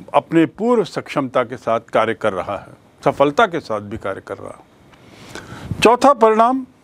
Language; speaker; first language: Hindi; native; Hindi